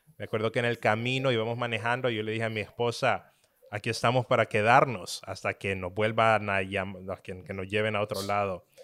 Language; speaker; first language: Spanish; native; Spanish